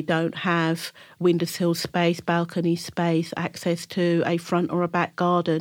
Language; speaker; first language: English; native; English